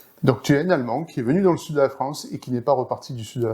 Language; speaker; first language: French; native; French